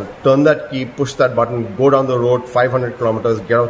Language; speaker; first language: English; non-native, local second language; Gujarati